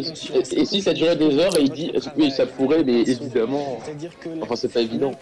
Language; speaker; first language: French; native; French